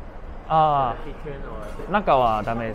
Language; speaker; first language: Japanese; non-native, fluent; Cantonese